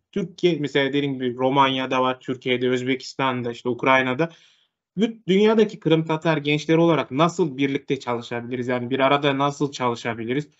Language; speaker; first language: Turkish; native; Turkish